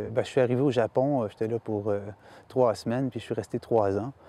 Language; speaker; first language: French; native; French